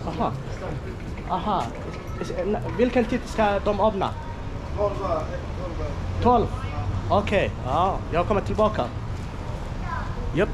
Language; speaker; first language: Swedish; non-native, learner; Somali